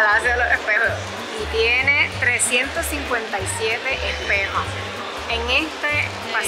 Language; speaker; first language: Spanish; native; Spanish